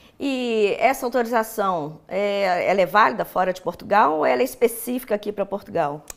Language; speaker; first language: Portuguese; native; Portuguese